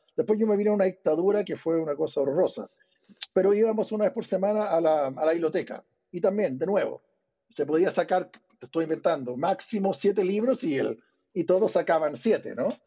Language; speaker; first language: Spanish; early bilingual, other home language; English